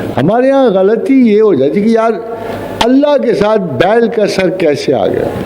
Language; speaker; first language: Urdu; non-native, local second language; Punjabi